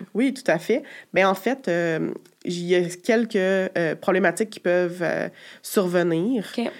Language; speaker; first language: French; native; French